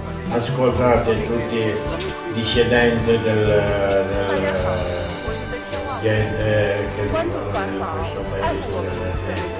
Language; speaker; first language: Italian; non-native, fluent; Tibetan